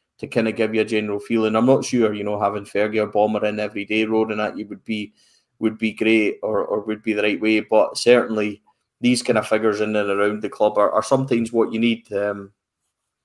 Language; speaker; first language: English; native; English